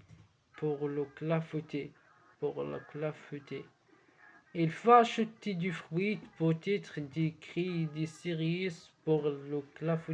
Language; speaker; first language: French; non-native, learner; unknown